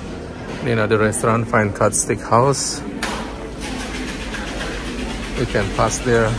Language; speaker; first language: English; non-native, learner; Indonesian